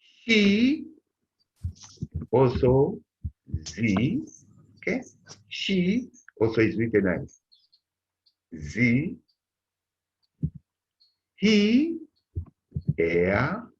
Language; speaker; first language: German; non-native, learner; Bemba